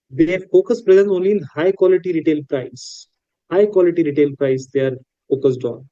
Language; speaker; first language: English; non-native, local second language; Hindi